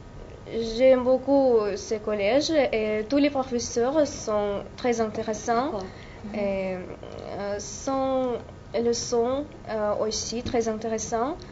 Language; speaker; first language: French; non-native, learner; Russian